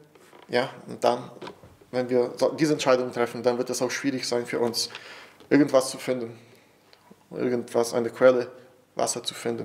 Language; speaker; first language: German; non-native, fluent; Portuguese